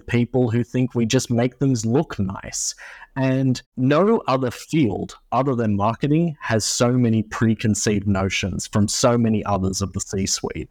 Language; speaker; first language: English; native; English